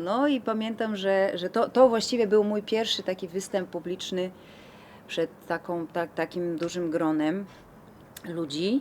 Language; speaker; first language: Polish; non-native, fluent; Bulgarian